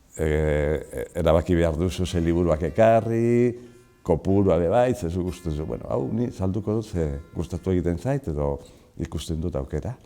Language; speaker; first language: Basque; native; Basque